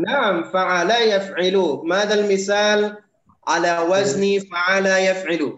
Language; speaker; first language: Arabic; non-native, fluent; Indonesian